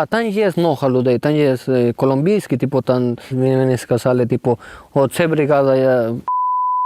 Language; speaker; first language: Ukrainian; non-native, learner; Spanish